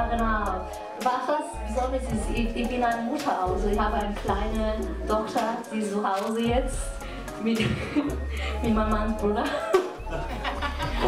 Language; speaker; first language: German; non-native, learner; Cantonese